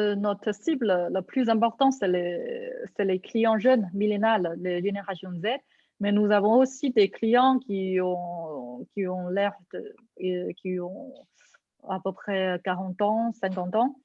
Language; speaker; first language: French; non-native, fluent; Chinese